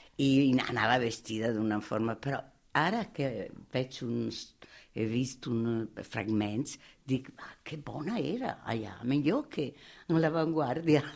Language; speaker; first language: Catalan; non-native, fluent; Italian